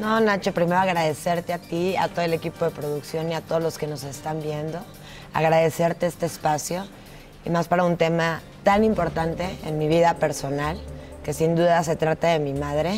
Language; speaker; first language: Spanish; native; Spanish